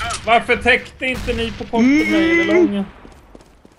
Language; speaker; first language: Swedish; native; Swedish